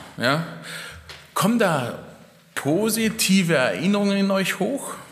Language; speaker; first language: German; early bilingual, other home language; Italian